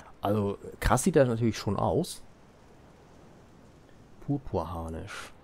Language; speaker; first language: German; native; German